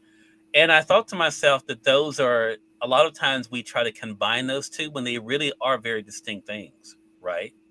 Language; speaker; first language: English; native; English